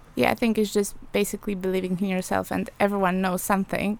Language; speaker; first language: English; non-native, fluent; Polish